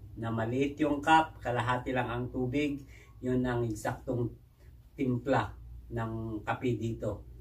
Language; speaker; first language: Filipino; native; Filipino